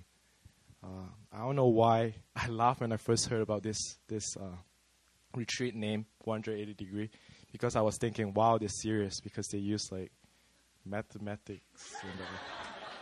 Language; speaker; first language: English; non-native, local second language; Chinese